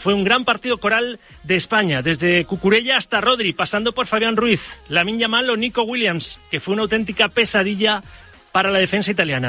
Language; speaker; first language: Spanish; native; Spanish